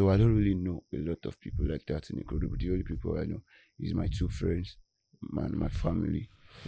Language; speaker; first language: English; non-native, local second language; Yoruba